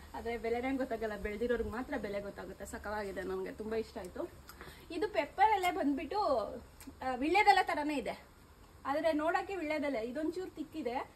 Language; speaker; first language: Kannada; native; Kannada